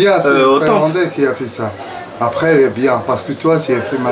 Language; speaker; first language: French; non-native, learner; Arabic